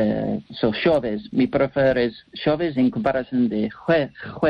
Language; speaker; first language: Spanish; non-native, learner; English